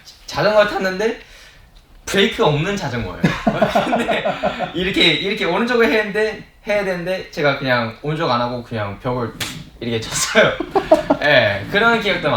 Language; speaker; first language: Korean; early bilingual, heritage; English